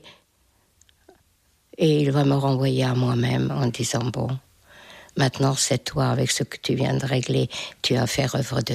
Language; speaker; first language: French; non-native, fluent; Hungarian